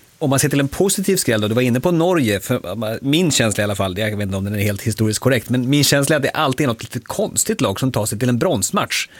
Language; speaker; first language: Swedish; native; Swedish